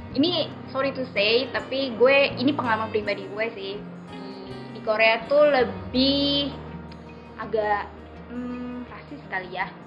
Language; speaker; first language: Indonesian; native; Indonesian